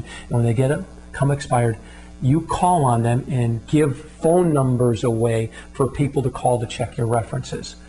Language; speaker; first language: English; native; English